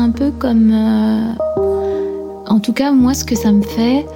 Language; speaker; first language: French; native; French